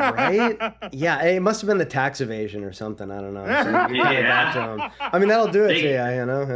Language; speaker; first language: English; native; English